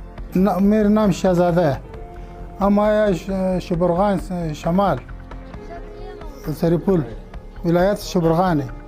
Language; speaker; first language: Hindi; non-native, learner; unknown